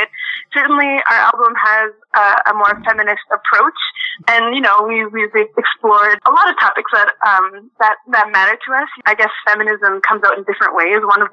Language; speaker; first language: English; non-native, fluent; French